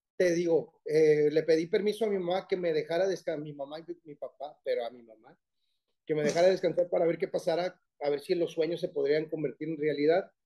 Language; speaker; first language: Spanish; early bilingual, heritage; Spanish